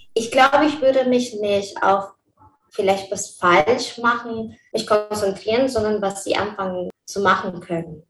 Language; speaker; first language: German; non-native, fluent; Spanish